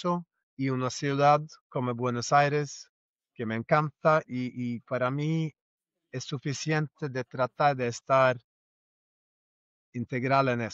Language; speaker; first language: Spanish; non-native, fluent; Norwegian